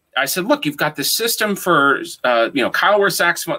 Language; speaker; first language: English; native; English